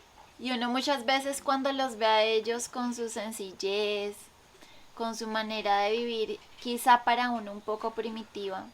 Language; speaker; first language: Spanish; native; Spanish